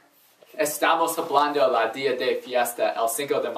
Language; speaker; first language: Spanish; non-native, learner; English